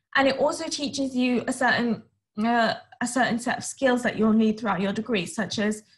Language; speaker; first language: English; native; English